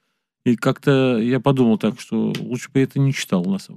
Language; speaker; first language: Russian; native; Russian